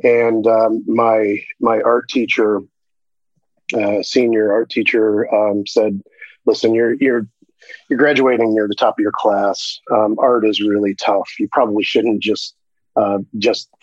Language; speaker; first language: English; native; English